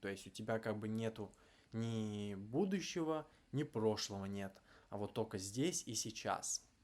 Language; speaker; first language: Russian; native; Russian